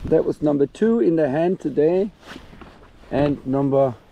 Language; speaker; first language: English; non-native, fluent; Danish